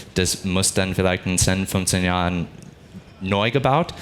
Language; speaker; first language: German; non-native, fluent; English